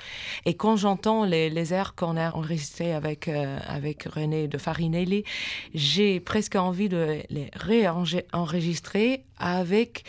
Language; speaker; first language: French; non-native, fluent; English